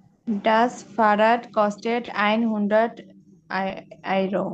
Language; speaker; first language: German; non-native, learner; Bangla